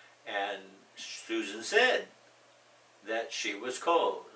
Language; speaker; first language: English; native; English